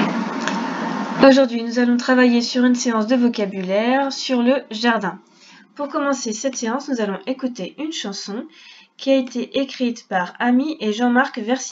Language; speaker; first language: French; native; French